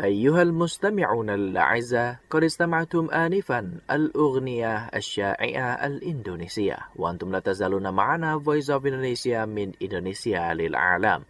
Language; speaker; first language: Arabic; non-native, fluent; Indonesian